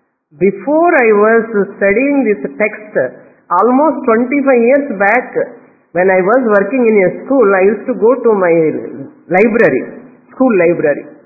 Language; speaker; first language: English; non-native, local second language; Tamil